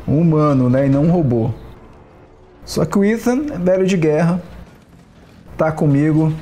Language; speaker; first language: Portuguese; native; Portuguese